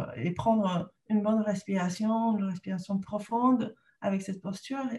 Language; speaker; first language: French; non-native, fluent; Spanish